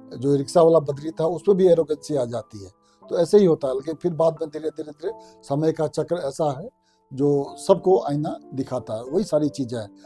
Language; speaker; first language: Hindi; non-native, local second language; Maithili